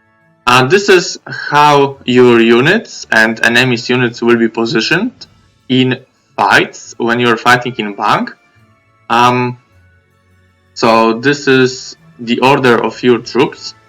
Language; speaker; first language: English; non-native, fluent; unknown